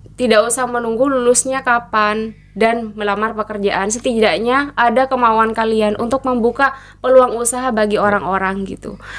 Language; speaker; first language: Indonesian; native; Indonesian